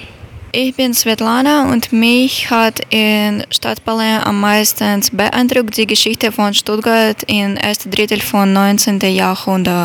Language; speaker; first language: German; non-native, fluent; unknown